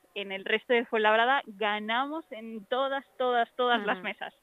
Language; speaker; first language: Spanish; native; Spanish